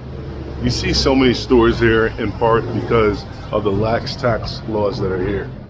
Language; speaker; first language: English; native; English